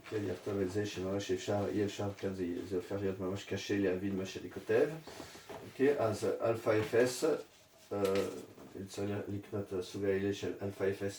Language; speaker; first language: Hebrew; non-native, fluent; French